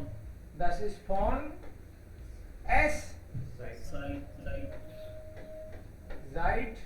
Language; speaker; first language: German; non-native, fluent; Hindi